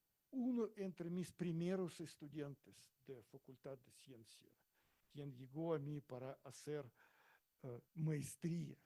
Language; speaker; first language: Spanish; non-native, learner; Russian